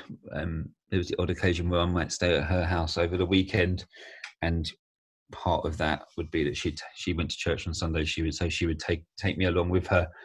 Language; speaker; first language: English; native; English